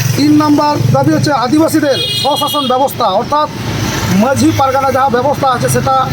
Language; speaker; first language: Bangla; non-native, local second language; Santali